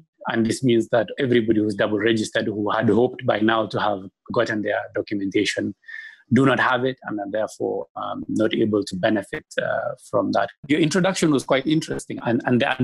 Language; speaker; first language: English; non-native, local second language; Somali